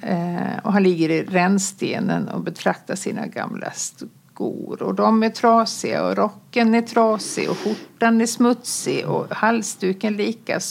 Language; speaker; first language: Swedish; native; Swedish